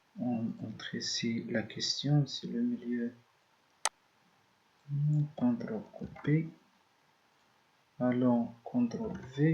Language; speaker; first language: French; non-native, learner; Arabic